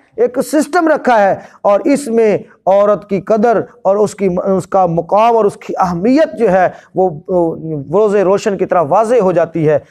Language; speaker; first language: Urdu; non-native, local second language; Punjabi